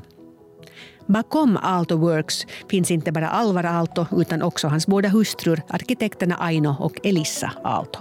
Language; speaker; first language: Swedish; native; Swedish